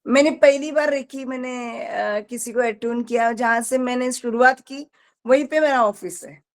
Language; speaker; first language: Hindi; non-native, local second language; Marathi